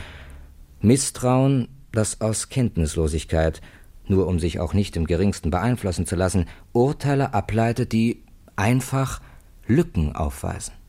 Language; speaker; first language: German; native; German